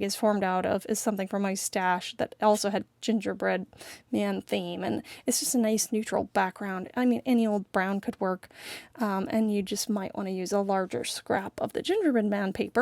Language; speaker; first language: English; native; English